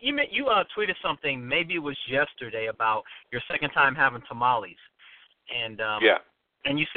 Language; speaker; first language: English; native; English